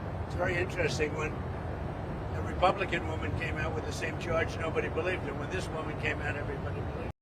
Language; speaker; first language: English; native; English